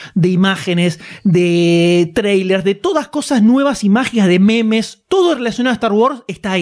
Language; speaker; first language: Spanish; native; Spanish